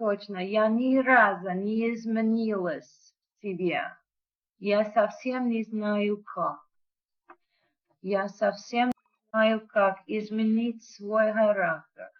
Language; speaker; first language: Russian; non-native, learner; English